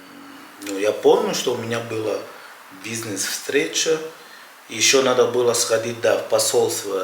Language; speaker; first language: Russian; non-native, fluent; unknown